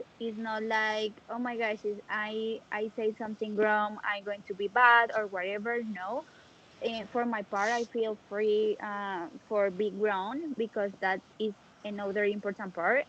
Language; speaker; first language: English; non-native, learner; Spanish